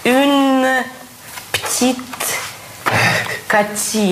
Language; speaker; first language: French; non-native, learner; Russian